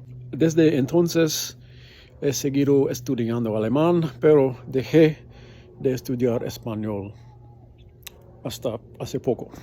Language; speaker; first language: Spanish; non-native, learner; English